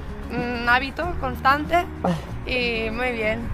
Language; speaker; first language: Spanish; non-native, learner; Italian